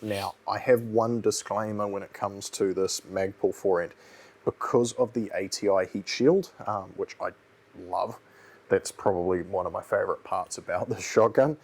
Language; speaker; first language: English; native; English